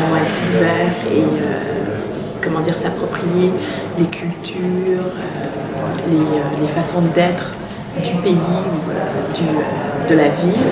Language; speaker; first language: French; non-native, fluent; Tamil